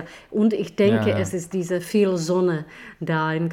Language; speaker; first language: German; non-native, fluent; Czech